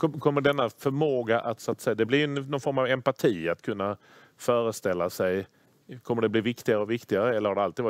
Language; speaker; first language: Swedish; native; Swedish